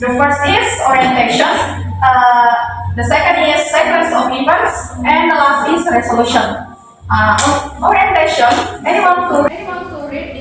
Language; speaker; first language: English; non-native, learner; Indonesian